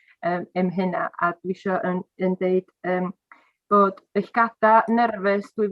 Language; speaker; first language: Welsh; native; Welsh